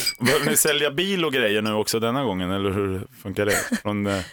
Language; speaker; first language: Swedish; native; Swedish